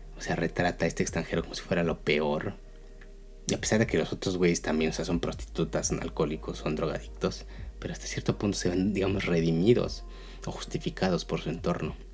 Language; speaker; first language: Spanish; native; Spanish